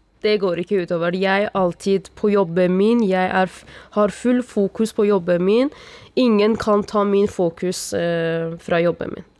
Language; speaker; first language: Norwegian; non-native, fluent; Persian